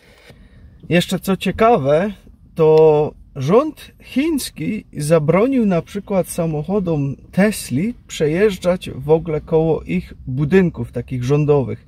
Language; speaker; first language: Polish; native; Polish